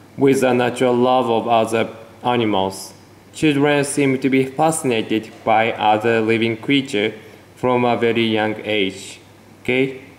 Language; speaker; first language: English; non-native, fluent; Japanese